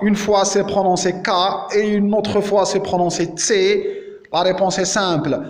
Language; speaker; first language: French; non-native, local second language; Arabic